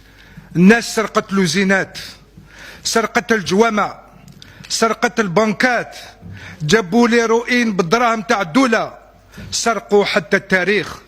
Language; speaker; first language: Arabic; non-native, local second language; Kabyle